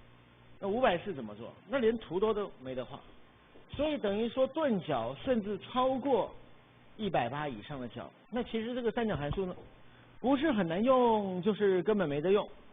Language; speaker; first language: Chinese; native; Chinese